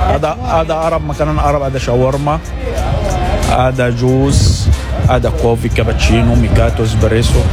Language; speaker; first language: Indonesian; non-native, learner; Arabic